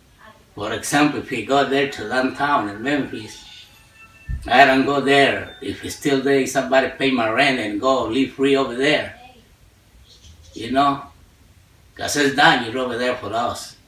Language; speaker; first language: English; non-native, learner; Spanish